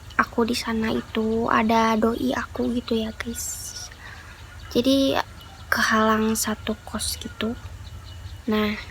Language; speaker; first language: Indonesian; non-native, local second language; Sundanese